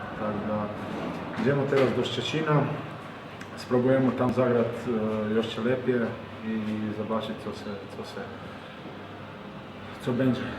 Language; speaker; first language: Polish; non-native, learner; Croatian